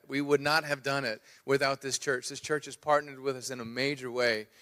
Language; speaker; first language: English; native; English